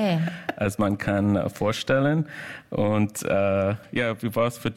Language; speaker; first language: German; non-native, learner; English